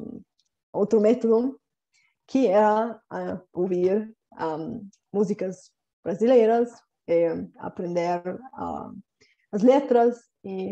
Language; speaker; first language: Portuguese; non-native, fluent; Bulgarian